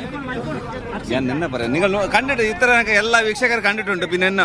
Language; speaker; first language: Malayalam; non-native, learner; Kannada